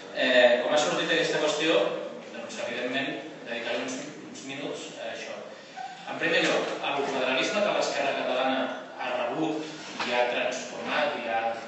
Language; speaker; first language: Catalan; native; Catalan